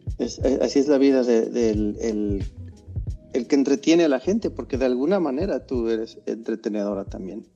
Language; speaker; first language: Spanish; non-native, fluent; English